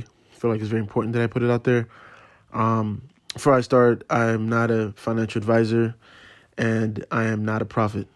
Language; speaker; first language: English; native; English